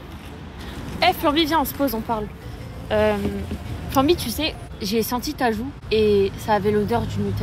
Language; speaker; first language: French; native; French